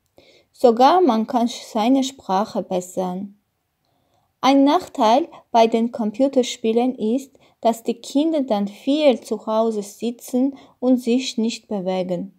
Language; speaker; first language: German; non-native, learner; Armenian